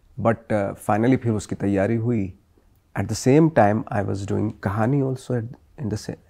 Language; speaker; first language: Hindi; native; Hindi